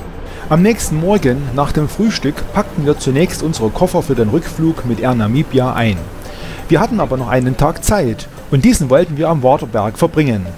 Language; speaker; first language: German; native; German